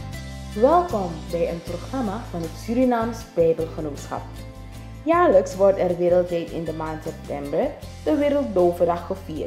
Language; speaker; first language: Dutch; native; Dutch